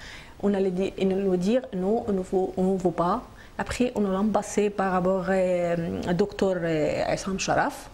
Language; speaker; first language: French; non-native, learner; Arabic